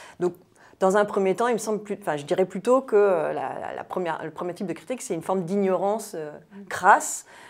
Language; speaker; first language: French; native; French